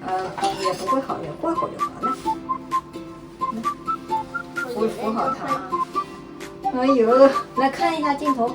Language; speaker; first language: Chinese; native; Chinese